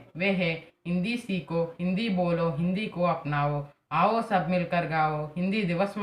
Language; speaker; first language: Hindi; non-native, local second language; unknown